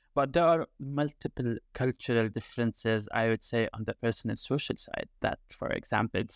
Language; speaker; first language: English; non-native, fluent; Arabic